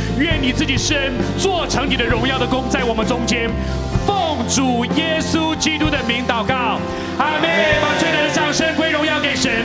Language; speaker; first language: Chinese; native; Chinese